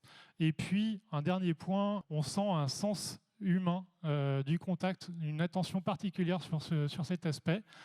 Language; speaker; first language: French; native; French